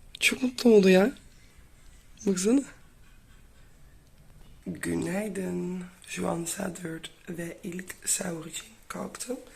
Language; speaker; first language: Turkish; non-native, learner; Dutch